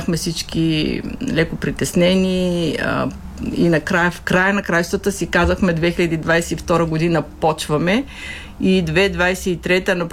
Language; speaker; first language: Bulgarian; native; Bulgarian